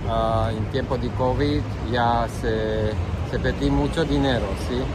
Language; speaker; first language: Spanish; non-native, learner; Italian